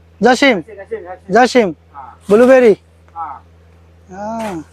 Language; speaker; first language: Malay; non-native, learner; Bangla